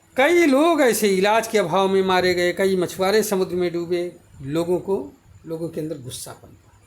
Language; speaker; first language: Hindi; native; Hindi